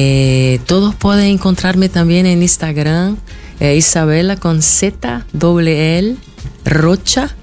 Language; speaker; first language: Spanish; non-native, fluent; Portuguese